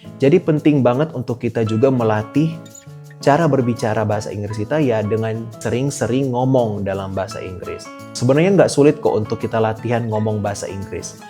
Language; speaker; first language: Indonesian; native; Indonesian